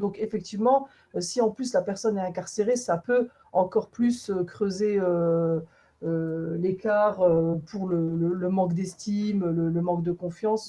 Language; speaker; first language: French; native; French